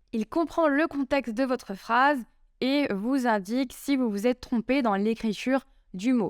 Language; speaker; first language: French; native; French